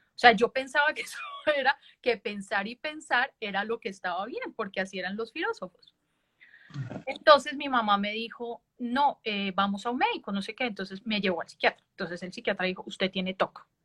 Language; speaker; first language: Spanish; native; Spanish